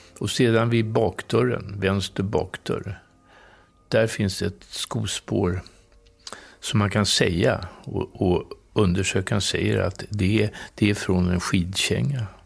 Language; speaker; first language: Swedish; native; Swedish